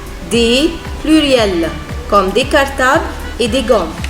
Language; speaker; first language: French; non-native, fluent; Arabic